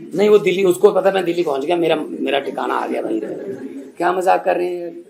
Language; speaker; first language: Hindi; non-native, local second language; Punjabi